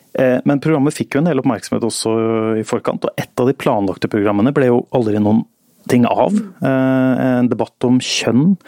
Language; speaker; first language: Norwegian; native; Norwegian